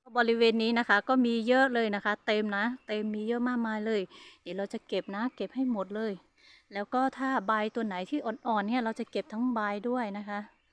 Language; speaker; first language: Thai; non-native, local second language; Hmong